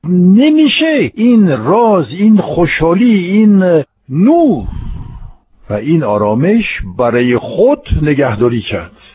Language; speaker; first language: Persian; non-native, fluent; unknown